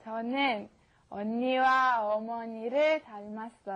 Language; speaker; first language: Korean; non-native, learner; English